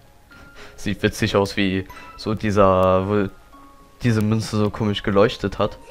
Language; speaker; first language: German; native; German